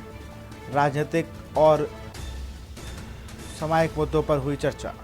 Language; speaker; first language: Hindi; native; Hindi